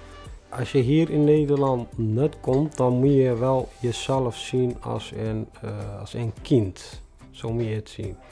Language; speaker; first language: Dutch; non-native, fluent; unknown